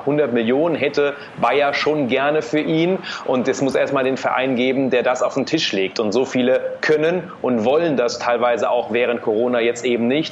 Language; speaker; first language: German; native; German